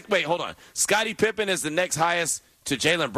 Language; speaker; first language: English; native; English